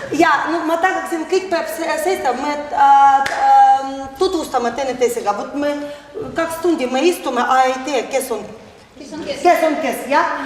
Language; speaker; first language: Estonian; non-native, learner; Russian